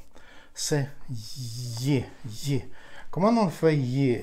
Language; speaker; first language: French; non-native, learner; Ukrainian